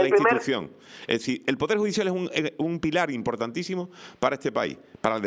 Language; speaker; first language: Spanish; native; Spanish